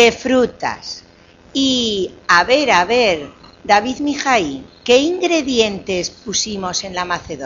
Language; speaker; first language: Spanish; native; Spanish